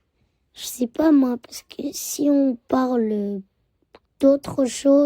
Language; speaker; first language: French; early bilingual, other home language; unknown